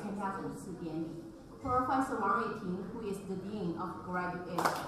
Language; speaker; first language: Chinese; native; Chinese